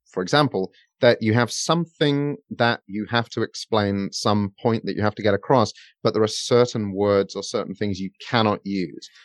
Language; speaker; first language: English; native; English